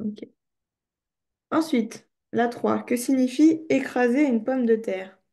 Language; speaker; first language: French; native; French